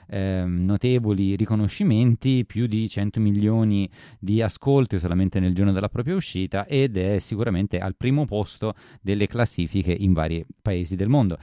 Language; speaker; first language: Italian; native; Italian